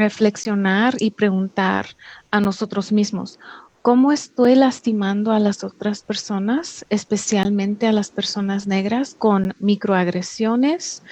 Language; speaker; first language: Spanish; early bilingual, heritage; English